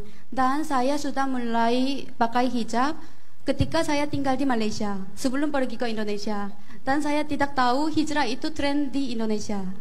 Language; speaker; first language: Indonesian; non-native, fluent; Korean